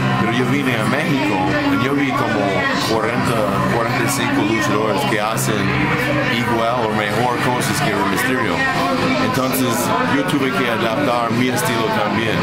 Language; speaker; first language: Spanish; non-native, fluent; English